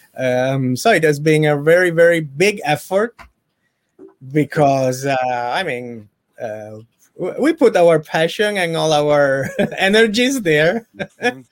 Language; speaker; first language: English; non-native, fluent; Italian